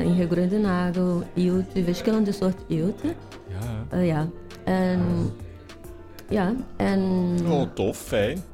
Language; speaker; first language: Dutch; non-native, learner; Portuguese